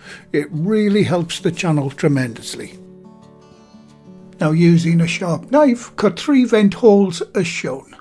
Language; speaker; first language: English; native; English